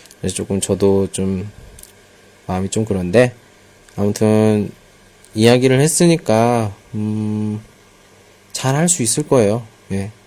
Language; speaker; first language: Korean; native; Korean